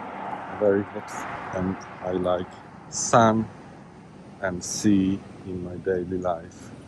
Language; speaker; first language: English; non-native, learner; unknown